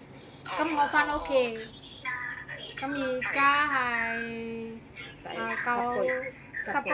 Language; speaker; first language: Cantonese; non-native, fluent; Javanese